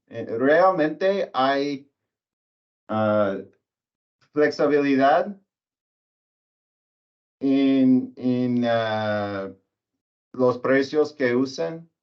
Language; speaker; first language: Spanish; non-native, learner; English